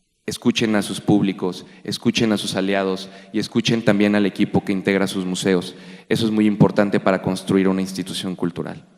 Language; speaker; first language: Spanish; native; Spanish